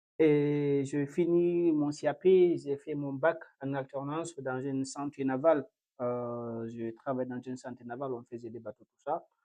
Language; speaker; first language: French; non-native, local second language; Fula